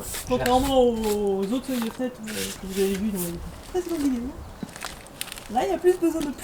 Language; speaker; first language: French; native; French